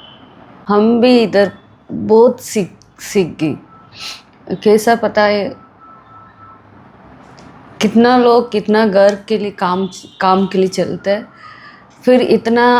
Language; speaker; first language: Hindi; non-native, local second language; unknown